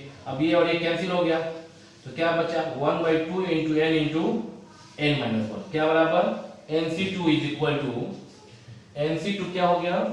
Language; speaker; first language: Hindi; native; Hindi